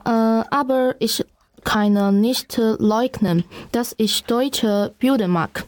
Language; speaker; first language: German; non-native, learner; Chinese